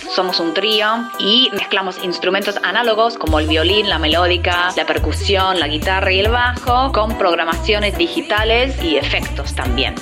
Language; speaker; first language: Spanish; non-native, fluent; English